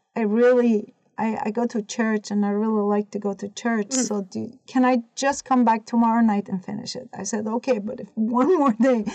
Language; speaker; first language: English; non-native, fluent; Persian